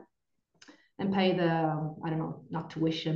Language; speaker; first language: English; non-native, fluent; Norwegian